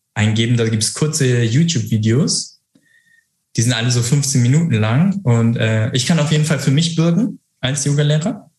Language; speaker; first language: German; native; German